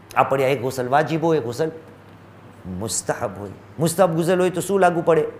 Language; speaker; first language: Gujarati; early bilingual, heritage; Gujarati